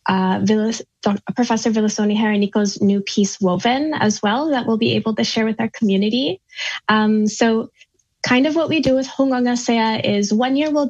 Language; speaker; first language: English; native; English